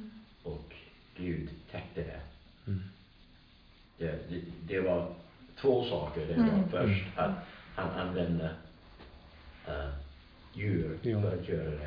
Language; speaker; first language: Swedish; non-native, fluent; English